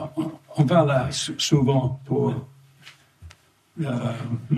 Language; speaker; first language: French; non-native, fluent; English